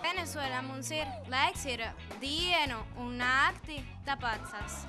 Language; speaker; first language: Latvian; non-native, learner; Spanish